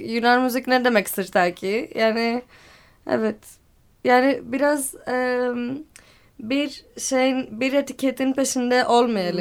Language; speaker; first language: Turkish; non-native, fluent; Greek